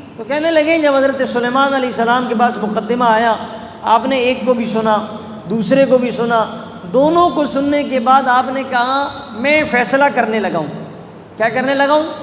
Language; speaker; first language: Urdu; non-native, local second language; Pashto